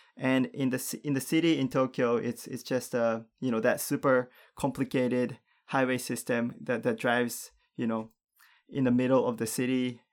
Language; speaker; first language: English; non-native, fluent; Japanese